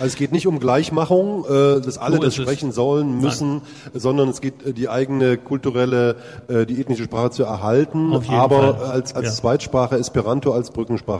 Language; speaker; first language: German; native; German